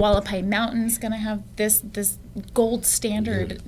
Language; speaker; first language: English; native; English